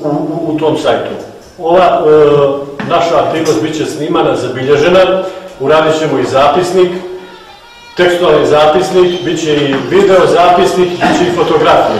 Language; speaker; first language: Bosnian; native; Bosnian